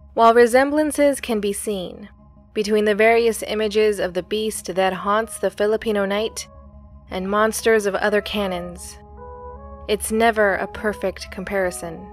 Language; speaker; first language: English; early bilingual, other home language; Filipino